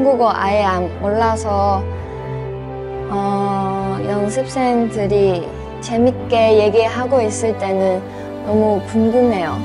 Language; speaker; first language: Korean; non-native, learner; Chinese